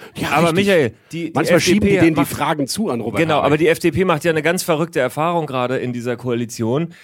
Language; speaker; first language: German; native; German